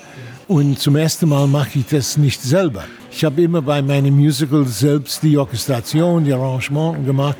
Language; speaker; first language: German; non-native, fluent; English